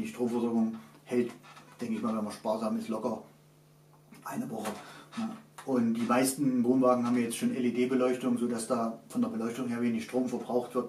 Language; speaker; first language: German; native; German